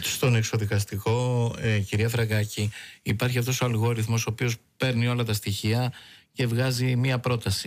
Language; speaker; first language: Greek; native; Greek